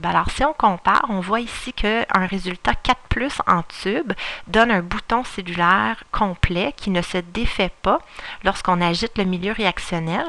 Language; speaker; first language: French; native; French